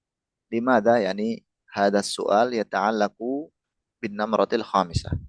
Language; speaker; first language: Arabic; non-native, fluent; Indonesian